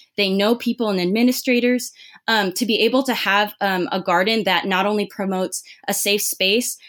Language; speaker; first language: English; native; English